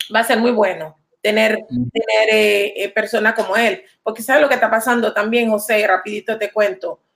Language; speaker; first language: Spanish; native; Spanish